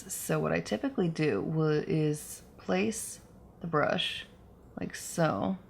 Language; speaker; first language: English; native; English